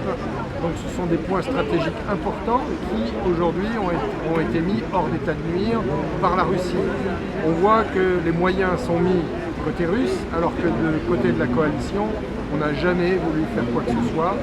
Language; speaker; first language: French; native; French